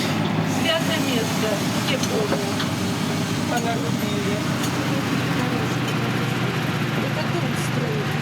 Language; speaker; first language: Russian; native; Russian